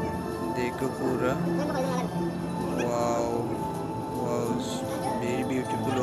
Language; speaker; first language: Hindi; non-native, fluent; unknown